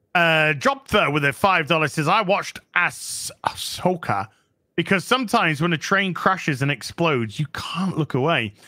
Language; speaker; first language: English; native; English